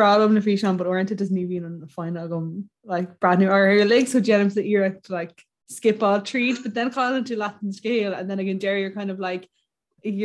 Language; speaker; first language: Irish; non-native, local second language; English